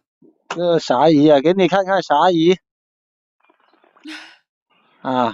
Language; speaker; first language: Chinese; native; Chinese